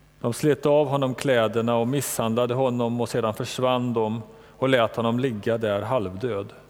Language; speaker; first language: Swedish; native; Swedish